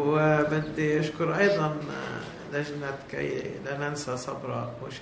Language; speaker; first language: Arabic; native; Arabic